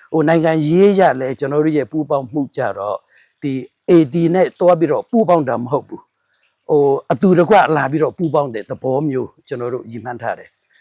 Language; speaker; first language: Burmese; non-native, local second language; Mon